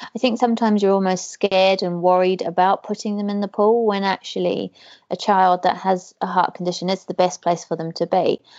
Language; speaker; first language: English; native; English